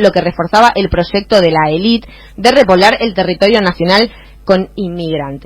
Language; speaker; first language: Spanish; native; Spanish